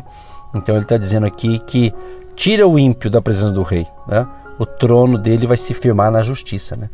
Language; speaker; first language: Portuguese; native; Portuguese